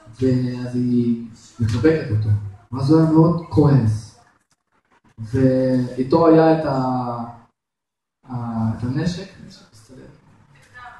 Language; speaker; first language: Hebrew; non-native, fluent; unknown